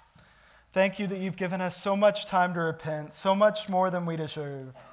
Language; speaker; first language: English; native; English